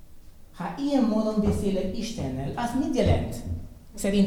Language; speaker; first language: Hungarian; non-native, learner; Spanish